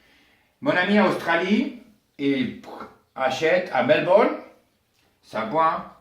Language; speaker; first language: French; non-native, learner; Spanish